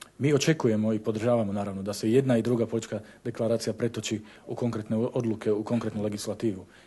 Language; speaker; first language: Bosnian; non-native, fluent; Slovak